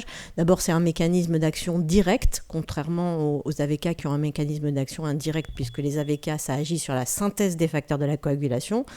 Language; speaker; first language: French; native; French